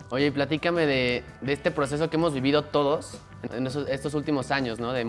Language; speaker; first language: Spanish; native; Spanish